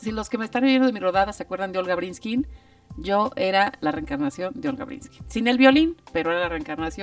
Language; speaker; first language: Spanish; native; Spanish